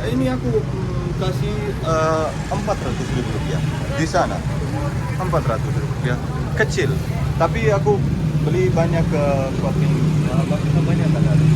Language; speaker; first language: Indonesian; non-native, learner; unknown